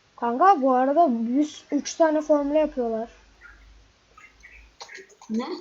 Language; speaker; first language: Turkish; native; Turkish